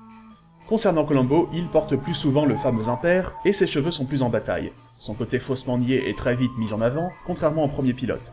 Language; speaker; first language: French; native; French